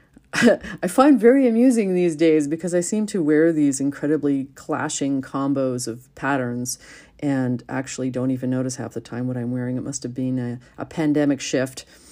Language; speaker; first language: English; native; English